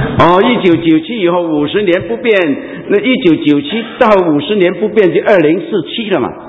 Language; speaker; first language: Chinese; non-native, local second language; Cantonese